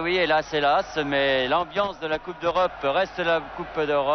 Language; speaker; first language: French; native; French